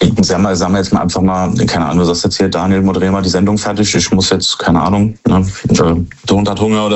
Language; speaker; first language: German; native; German